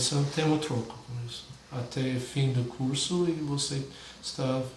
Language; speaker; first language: Portuguese; non-native, fluent; English